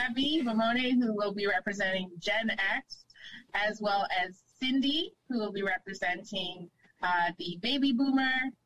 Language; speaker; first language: English; native; English